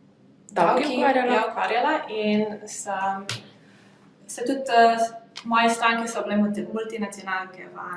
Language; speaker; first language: Slovenian; early bilingual, heritage; Slovenian